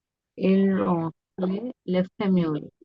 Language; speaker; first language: French; non-native, learner; English